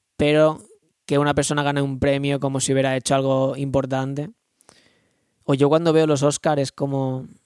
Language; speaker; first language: Spanish; native; Spanish